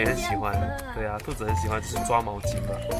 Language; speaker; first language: Chinese; native; Chinese